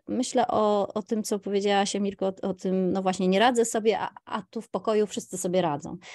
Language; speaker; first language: Polish; native; Polish